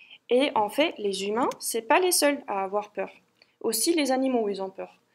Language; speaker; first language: French; non-native, fluent; German